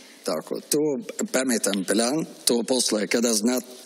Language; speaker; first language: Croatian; non-native, learner; Arabic